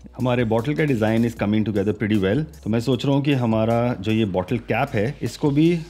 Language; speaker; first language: Hindi; native; Hindi